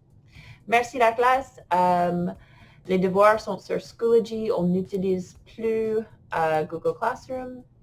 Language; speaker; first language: French; non-native, fluent; English